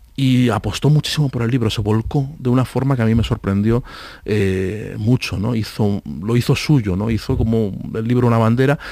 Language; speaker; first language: Spanish; native; Spanish